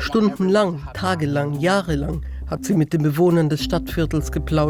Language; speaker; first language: German; native; German